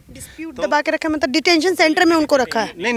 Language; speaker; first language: Hindi; native; Hindi